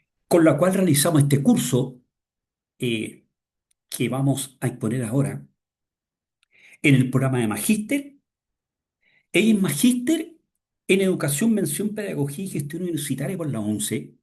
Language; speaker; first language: Spanish; native; Spanish